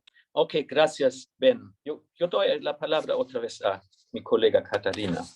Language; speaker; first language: Spanish; non-native, fluent; German